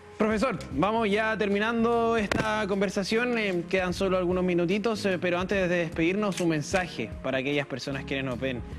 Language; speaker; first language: Spanish; native; Spanish